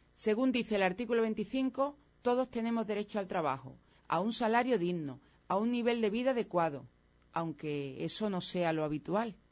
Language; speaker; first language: Spanish; native; Spanish